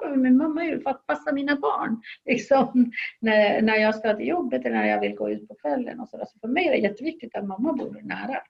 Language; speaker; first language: Swedish; non-native, fluent; Spanish